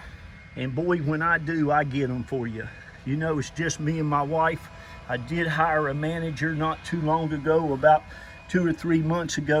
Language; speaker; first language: English; native; English